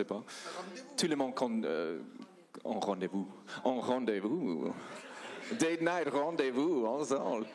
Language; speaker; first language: French; non-native, learner; English